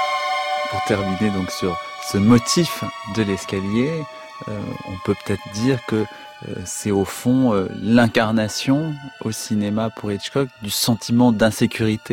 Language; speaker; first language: French; native; French